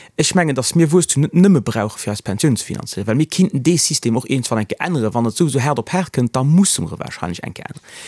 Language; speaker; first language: Luxembourgish; native; Luxembourgish